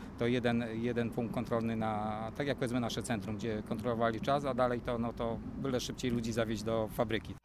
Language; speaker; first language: Polish; native; Polish